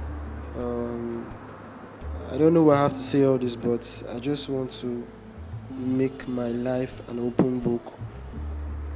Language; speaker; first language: English; non-native, local second language; Igbo